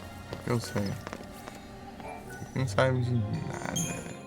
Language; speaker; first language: Portuguese; native; Portuguese